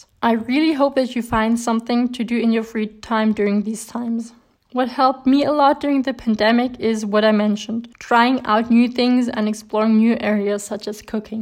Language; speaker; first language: English; non-native, fluent; German